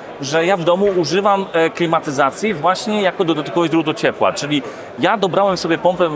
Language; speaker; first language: Polish; native; Polish